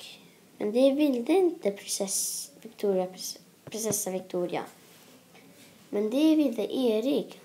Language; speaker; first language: Swedish; non-native, local second language; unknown